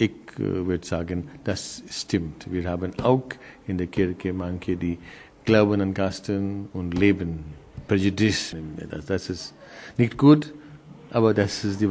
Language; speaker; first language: German; non-native, learner; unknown